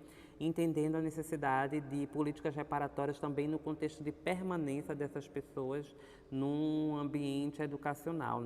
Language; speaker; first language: Portuguese; native; Portuguese